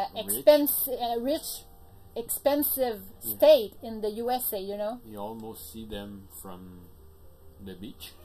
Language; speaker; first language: English; native; English